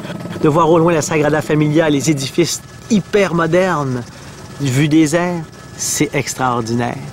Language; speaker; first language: French; native; French